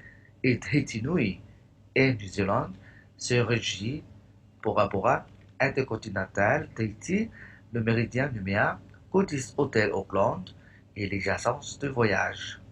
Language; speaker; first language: French; non-native, fluent; English